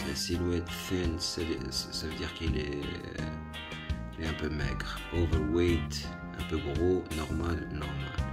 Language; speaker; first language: French; non-native, local second language; Arabic